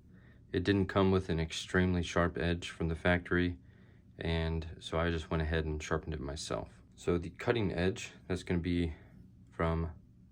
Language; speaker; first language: English; native; English